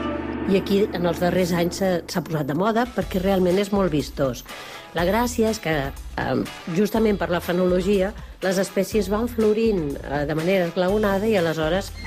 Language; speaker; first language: Catalan; native; Catalan